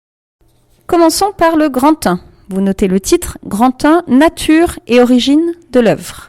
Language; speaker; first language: French; native; French